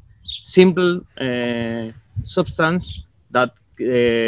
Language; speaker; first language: English; non-native, fluent; Spanish